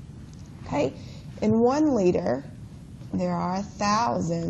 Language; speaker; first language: English; native; English